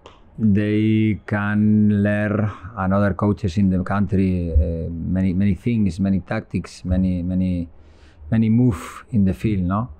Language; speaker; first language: English; non-native, learner; Spanish